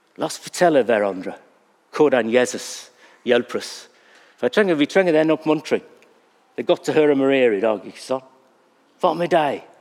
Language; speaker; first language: Norwegian; non-native, fluent; English